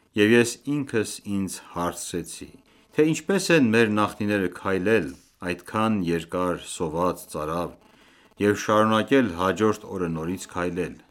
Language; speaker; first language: Armenian; native; Armenian